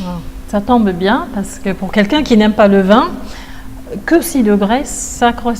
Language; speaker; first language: French; native; French